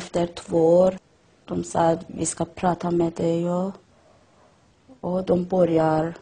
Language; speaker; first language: Swedish; non-native, learner; Persian